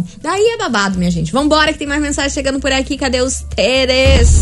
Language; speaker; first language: Portuguese; native; Portuguese